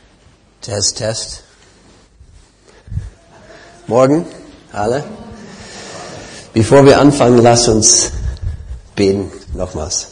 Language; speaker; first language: German; non-native, fluent; English